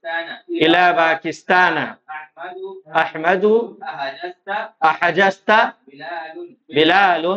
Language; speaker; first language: Arabic; non-native, fluent; Urdu